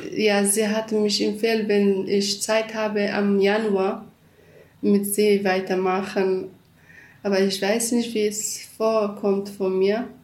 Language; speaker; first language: German; non-native, learner; Kurdish